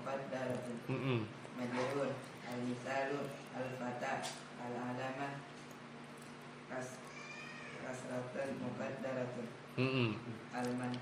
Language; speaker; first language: Arabic; non-native, learner; Indonesian